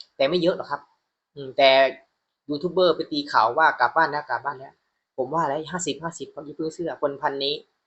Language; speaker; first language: Thai; native; Thai